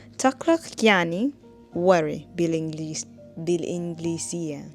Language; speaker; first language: Arabic; non-native, learner; English